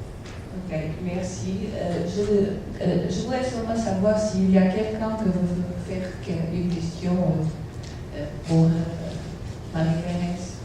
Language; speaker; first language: French; non-native, fluent; Portuguese